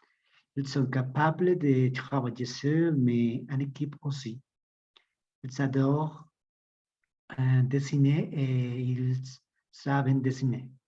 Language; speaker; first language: French; non-native, learner; Spanish